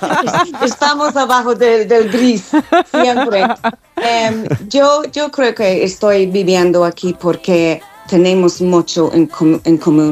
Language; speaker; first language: Spanish; non-native, learner; English